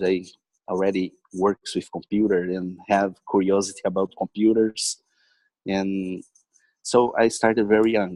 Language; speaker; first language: English; non-native, learner; Portuguese